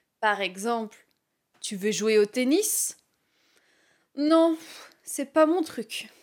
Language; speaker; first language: French; native; French